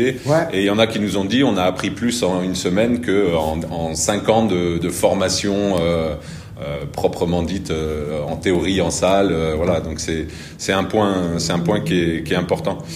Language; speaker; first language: French; native; French